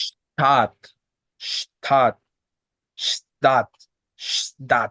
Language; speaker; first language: German; non-native, learner; Spanish